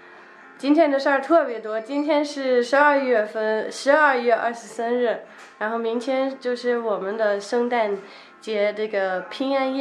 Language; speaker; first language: Chinese; non-native, fluent; Danish